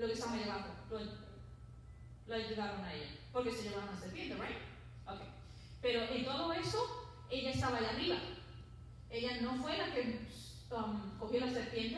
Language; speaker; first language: Spanish; early bilingual, heritage; Spanish